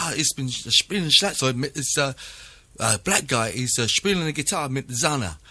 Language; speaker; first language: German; non-native, learner; English